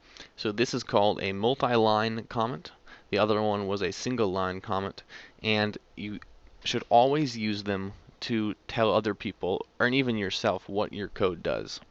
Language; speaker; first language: English; native; English